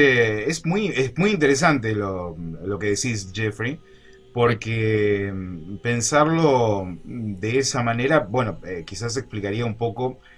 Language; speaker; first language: Spanish; native; Spanish